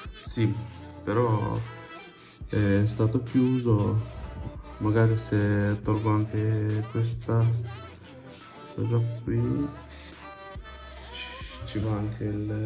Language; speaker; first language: Italian; non-native, fluent; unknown